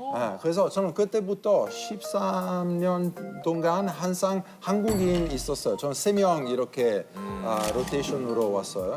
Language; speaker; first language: Korean; non-native, learner; Italian